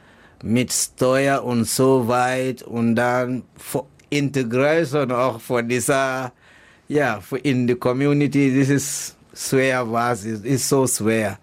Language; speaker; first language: German; non-native, learner; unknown